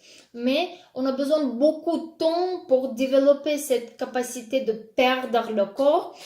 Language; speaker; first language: French; non-native, fluent; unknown